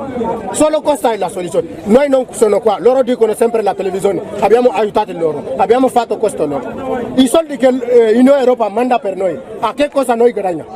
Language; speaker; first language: Italian; non-native, learner; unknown